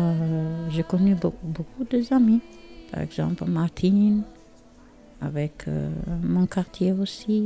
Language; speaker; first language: French; non-native, learner; Albanian